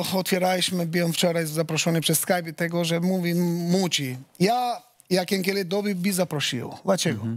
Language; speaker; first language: Polish; non-native, learner; Albanian